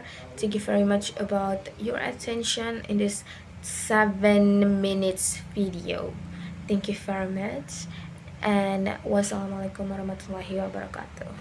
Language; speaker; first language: English; non-native, learner; Indonesian